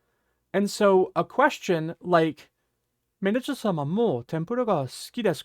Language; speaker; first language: Japanese; non-native, fluent; English